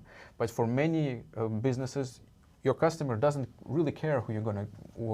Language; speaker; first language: English; non-native, fluent; Russian